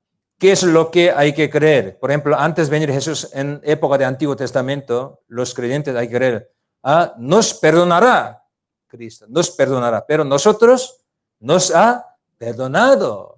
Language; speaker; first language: Spanish; non-native, learner; Korean